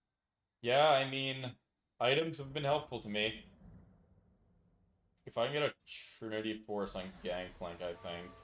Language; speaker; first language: English; native; English